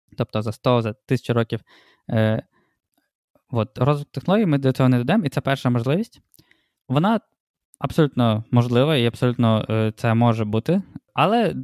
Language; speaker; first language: Ukrainian; non-native, local second language; Russian